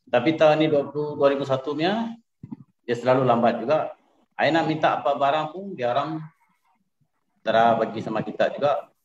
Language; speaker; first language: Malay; non-native, local second language; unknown